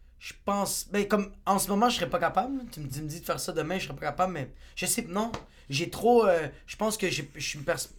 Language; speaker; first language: French; native; French